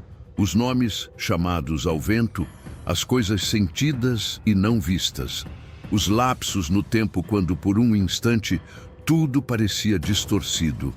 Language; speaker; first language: Portuguese; native; Portuguese